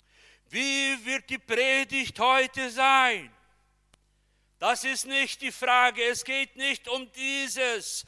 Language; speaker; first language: German; non-native, fluent; Portuguese